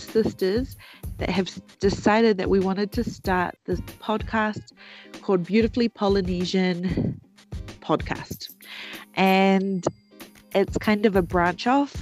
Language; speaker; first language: English; native; English